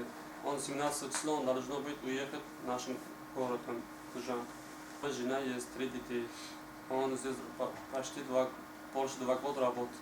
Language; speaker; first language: Russian; non-native, learner; Tajik